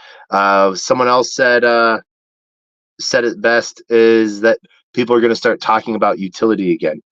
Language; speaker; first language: English; native; English